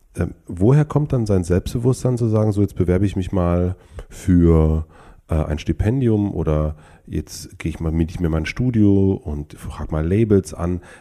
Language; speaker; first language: German; native; German